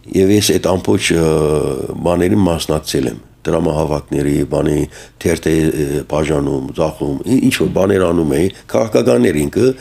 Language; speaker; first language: Armenian; early bilingual, heritage; Armenian